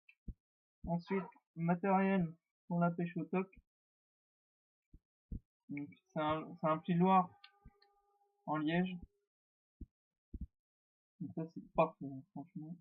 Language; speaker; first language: French; native; French